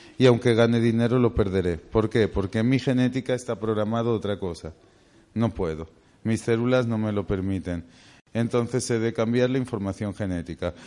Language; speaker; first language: Spanish; native; Spanish